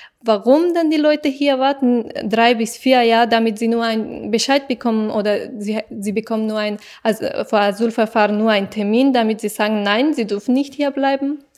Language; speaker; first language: German; non-native, fluent; Persian